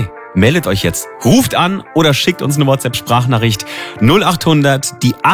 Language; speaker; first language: German; native; German